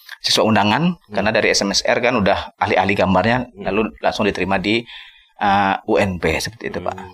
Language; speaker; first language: Indonesian; non-native, local second language; Minangkabau